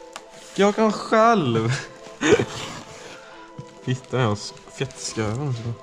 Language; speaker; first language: Swedish; native; Swedish